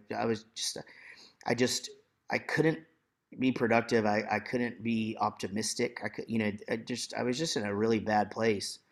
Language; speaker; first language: English; native; English